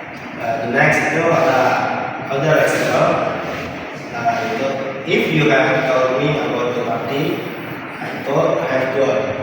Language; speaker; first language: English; non-native, learner; Indonesian